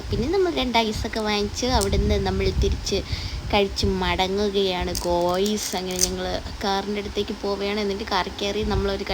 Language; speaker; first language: Malayalam; native; Malayalam